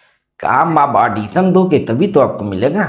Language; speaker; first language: Hindi; native; Hindi